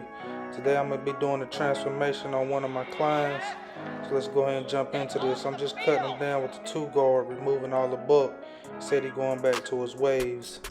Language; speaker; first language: English; native; English